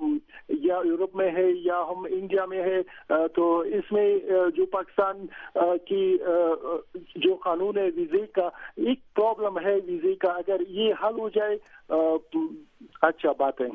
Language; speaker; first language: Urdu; non-native, learner; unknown